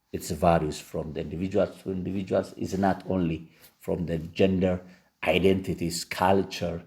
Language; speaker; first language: English; non-native, local second language; Amharic